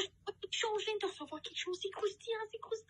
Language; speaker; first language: French; native; French